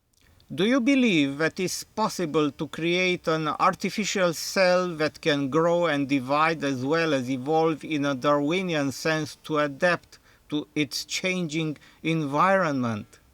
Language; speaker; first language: English; non-native, fluent; Romanian